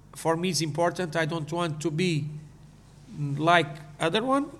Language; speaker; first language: English; non-native, learner; Portuguese